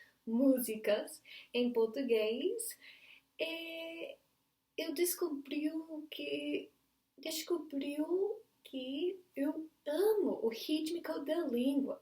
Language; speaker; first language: Portuguese; non-native, learner; English